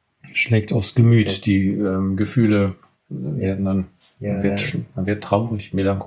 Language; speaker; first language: German; native; German